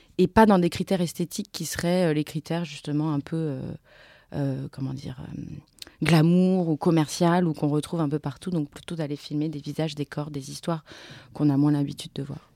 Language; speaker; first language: French; native; French